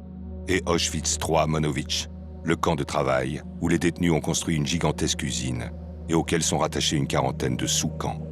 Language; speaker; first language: French; native; French